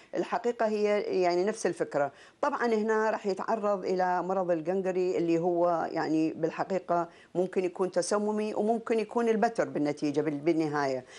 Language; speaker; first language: Arabic; native; Arabic